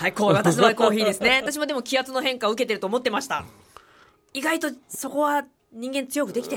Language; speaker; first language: Japanese; native; Japanese